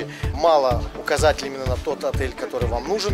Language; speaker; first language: Russian; native; Russian